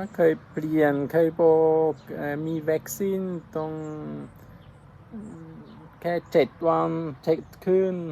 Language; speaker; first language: Thai; non-native, learner; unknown